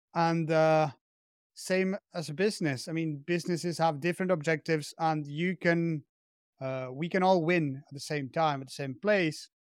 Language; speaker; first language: English; non-native, fluent; Spanish